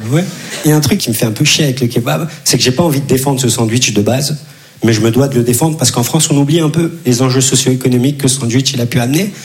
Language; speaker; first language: French; early bilingual, other home language; Turkish